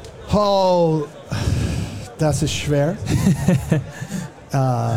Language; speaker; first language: German; non-native, learner; English